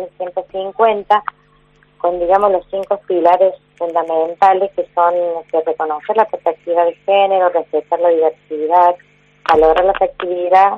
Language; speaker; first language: Spanish; native; Spanish